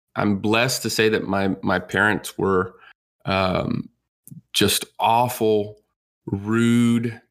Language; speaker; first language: English; native; English